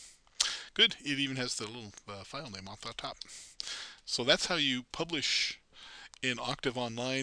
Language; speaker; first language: English; native; English